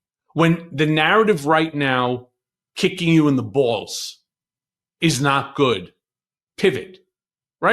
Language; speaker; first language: English; native; English